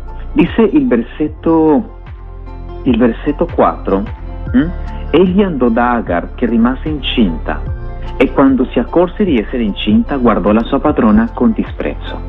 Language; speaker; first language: Italian; non-native, fluent; Spanish